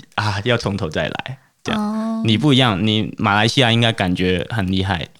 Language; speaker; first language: Chinese; non-native, fluent; Cantonese